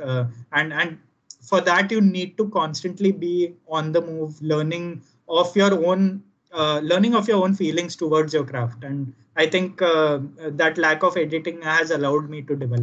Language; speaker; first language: English; non-native, local second language; Gujarati